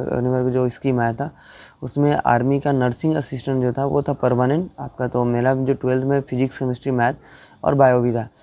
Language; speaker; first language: Hindi; non-native, local second language; Bangla